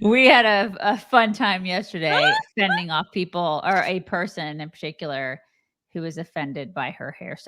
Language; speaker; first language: English; native; English